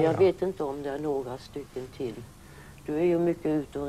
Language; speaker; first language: Swedish; early bilingual, other home language; German